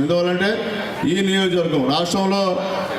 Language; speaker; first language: Telugu; native; Telugu